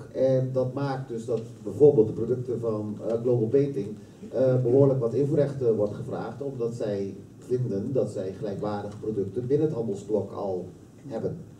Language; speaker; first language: Dutch; non-native, local second language; Papiamento